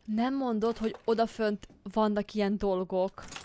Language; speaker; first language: Hungarian; native; Hungarian